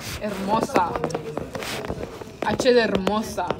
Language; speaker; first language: Spanish; early bilingual, heritage; Spanish